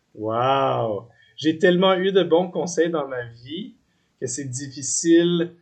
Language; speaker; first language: French; native; French